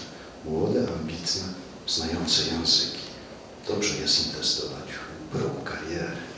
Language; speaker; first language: Polish; native; Polish